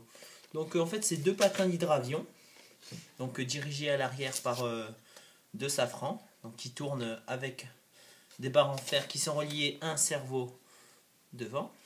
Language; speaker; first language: French; native; French